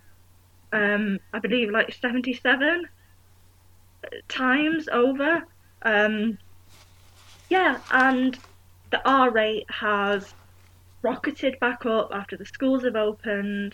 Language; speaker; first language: English; native; English